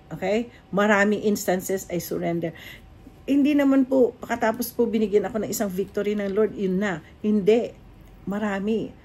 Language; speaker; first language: Filipino; native; Filipino